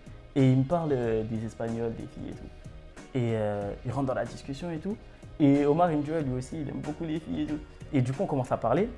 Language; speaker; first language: French; native; French